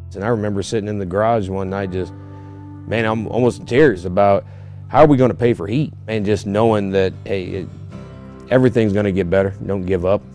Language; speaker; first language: English; native; English